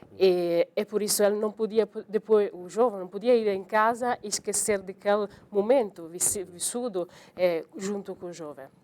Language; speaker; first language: Portuguese; non-native, learner; Italian